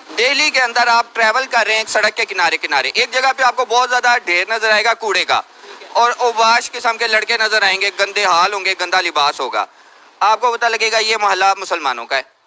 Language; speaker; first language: Urdu; non-native, local second language; Punjabi